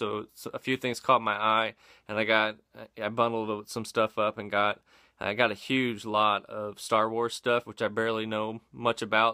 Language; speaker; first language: English; native; English